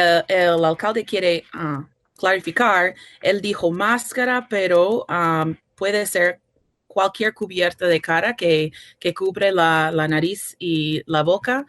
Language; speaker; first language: Spanish; non-native, fluent; English